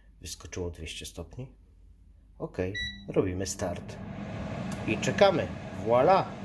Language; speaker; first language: Polish; native; Polish